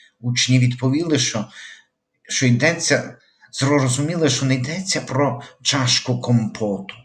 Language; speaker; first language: Ukrainian; native; Ukrainian